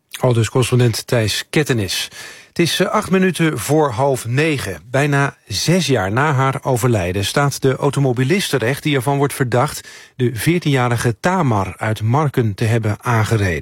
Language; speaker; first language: Dutch; native; Dutch